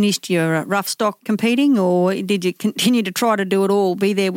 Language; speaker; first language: English; native; English